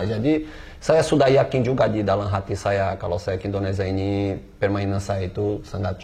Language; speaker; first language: Indonesian; non-native, fluent; Portuguese